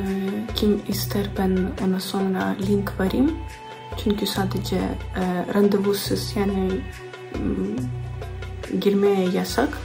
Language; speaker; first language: Turkish; non-native, learner; Ukrainian